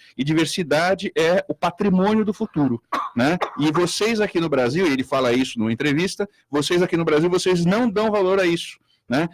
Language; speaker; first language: Portuguese; native; Portuguese